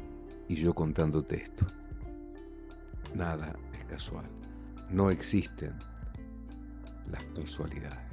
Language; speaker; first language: Spanish; native; Spanish